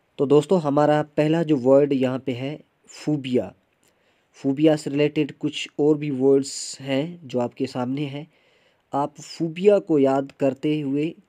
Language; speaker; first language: Urdu; non-native, local second language; Sindhi